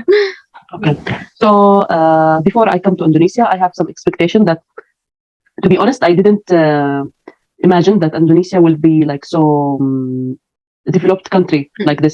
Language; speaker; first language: English; non-native, fluent; Arabic